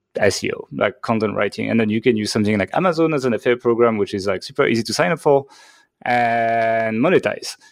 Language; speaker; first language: English; non-native, fluent; French